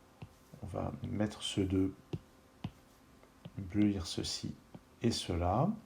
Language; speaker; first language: French; native; French